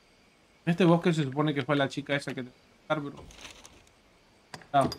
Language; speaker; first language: Spanish; native; Spanish